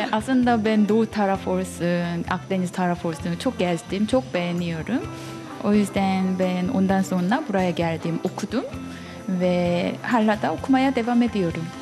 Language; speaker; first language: Turkish; non-native, fluent; Korean